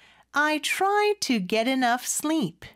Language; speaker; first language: English; non-native, fluent; Korean